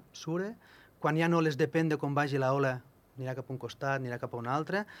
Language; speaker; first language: Catalan; native; Catalan